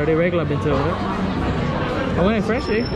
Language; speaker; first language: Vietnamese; early bilingual, heritage; Vietnamese